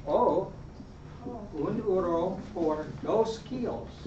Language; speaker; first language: Spanish; non-native, fluent; English